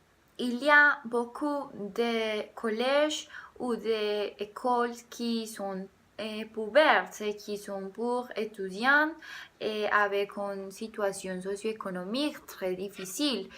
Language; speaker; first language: French; non-native, learner; Spanish